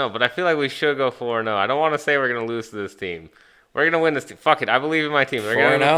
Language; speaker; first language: English; native; English